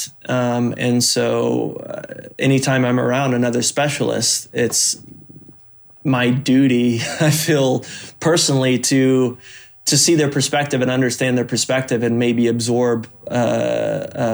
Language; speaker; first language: English; native; English